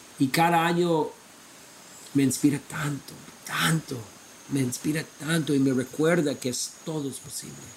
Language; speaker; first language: Spanish; non-native, fluent; English